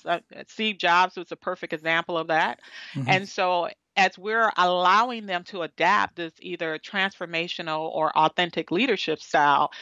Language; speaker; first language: English; native; English